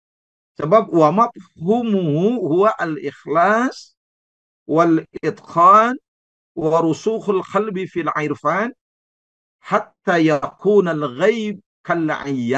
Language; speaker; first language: Arabic; non-native, fluent; Indonesian